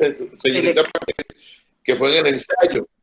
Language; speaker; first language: Spanish; native; Spanish